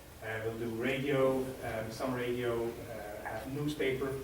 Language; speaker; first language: English; non-native, fluent; Swiss German